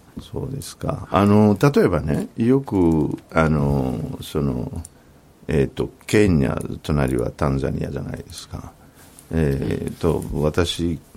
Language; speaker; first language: Japanese; non-native, fluent; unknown